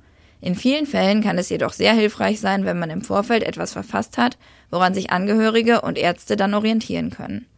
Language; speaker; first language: German; native; German